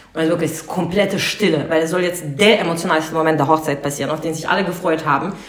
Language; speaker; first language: German; non-native, fluent; Russian